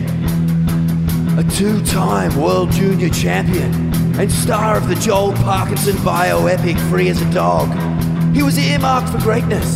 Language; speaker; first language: English; native; English